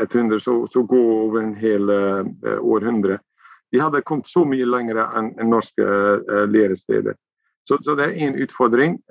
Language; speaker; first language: Norwegian; non-native, fluent; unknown